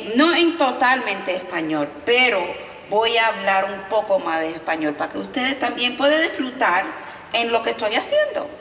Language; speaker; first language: Spanish; non-native, learner; English